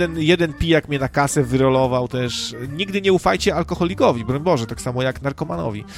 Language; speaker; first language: Polish; native; Polish